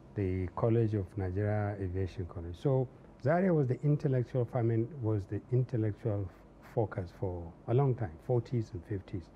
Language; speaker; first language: English; non-native, local second language; Hausa